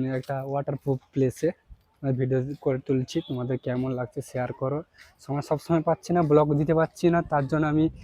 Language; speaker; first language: Bangla; native; Bangla